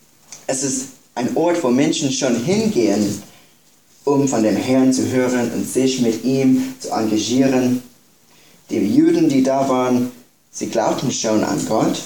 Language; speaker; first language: German; non-native, fluent; English